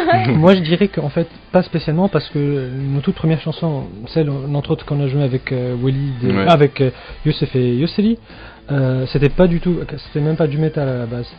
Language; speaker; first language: French; non-native, local second language; Arabic